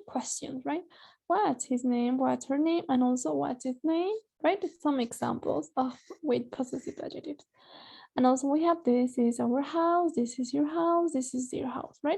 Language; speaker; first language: English; non-native, fluent; Spanish